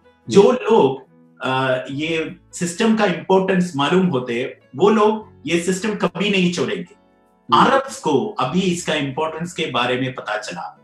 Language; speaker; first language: Hindi; non-native, local second language; Malayalam